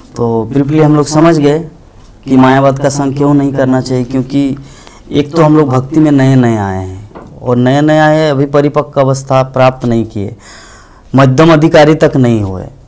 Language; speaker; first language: Hindi; non-native, local second language; Bangla